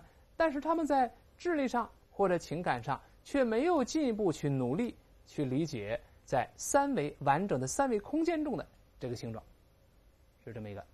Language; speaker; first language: Chinese; native; Chinese